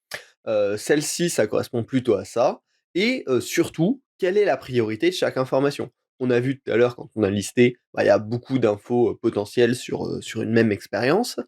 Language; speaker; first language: French; native; French